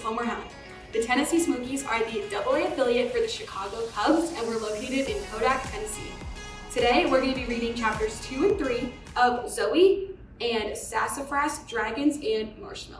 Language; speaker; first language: English; native; English